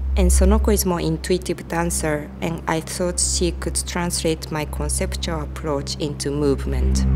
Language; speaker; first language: English; non-native, fluent; Japanese